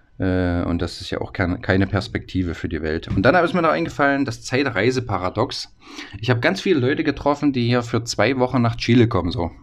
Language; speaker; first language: German; native; German